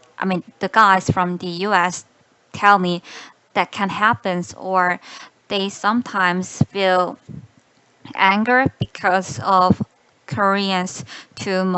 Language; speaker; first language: English; non-native, learner; Korean